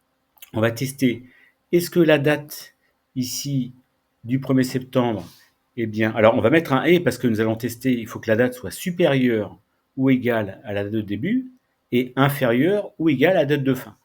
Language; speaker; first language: French; native; French